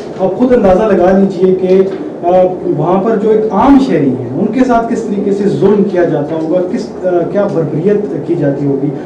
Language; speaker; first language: Urdu; native; Urdu